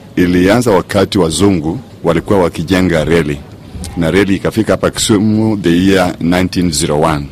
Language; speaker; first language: Swahili; non-native, local second language; Luo (Kenya and Tanzania)